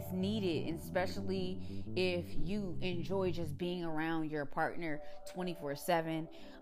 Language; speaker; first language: English; native; English